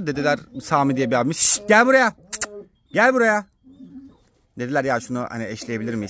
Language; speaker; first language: Turkish; native; Turkish